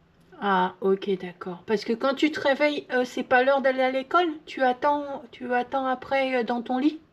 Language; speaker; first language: French; native; French